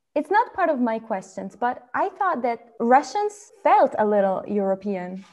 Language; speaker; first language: English; non-native, fluent; Italian